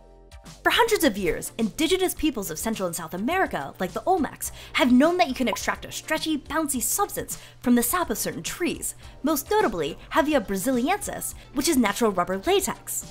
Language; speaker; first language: English; native; English